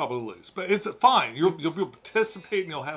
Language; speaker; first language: English; native; English